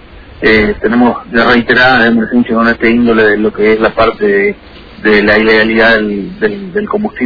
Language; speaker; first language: Spanish; native; Spanish